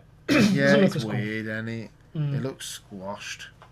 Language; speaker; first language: English; native; English